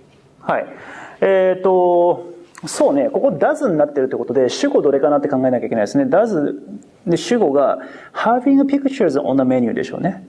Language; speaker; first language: Japanese; native; Japanese